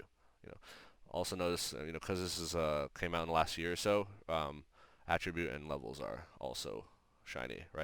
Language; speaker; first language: English; native; English